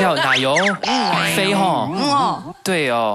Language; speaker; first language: Chinese; early bilingual, heritage; Chinese